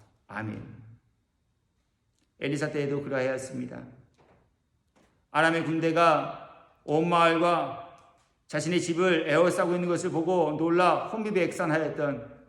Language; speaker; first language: Korean; native; Korean